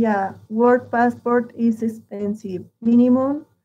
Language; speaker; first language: English; non-native, learner; Spanish